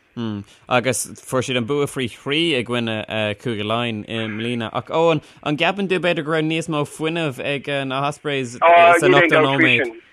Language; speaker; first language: Irish; native; Irish